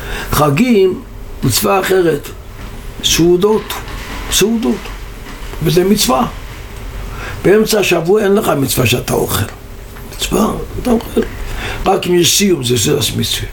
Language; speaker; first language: Hebrew; non-native, local second language; Yiddish